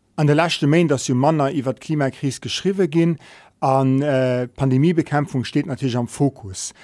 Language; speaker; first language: Luxembourgish; native; Luxembourgish